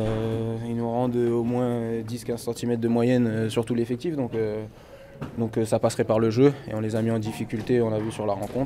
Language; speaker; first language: French; native; French